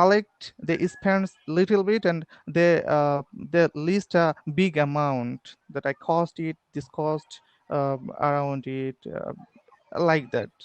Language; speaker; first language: English; non-native, learner; Bangla